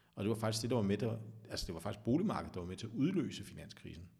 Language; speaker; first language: Danish; native; Danish